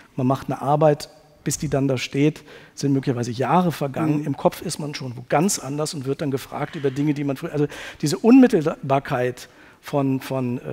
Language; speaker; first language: German; native; German